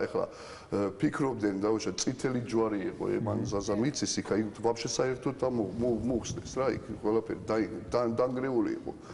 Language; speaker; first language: Georgian; non-native, local second language; Ossetic